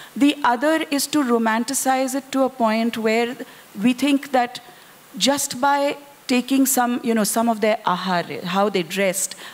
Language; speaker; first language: English; non-native, local second language; Hindi